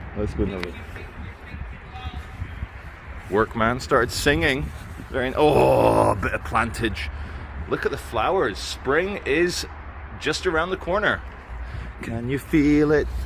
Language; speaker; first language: English; native; English